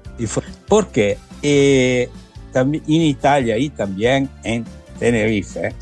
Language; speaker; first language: Spanish; non-native, learner; Italian